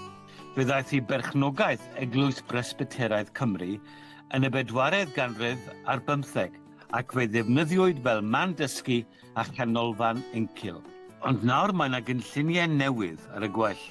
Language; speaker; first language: Welsh; native; Welsh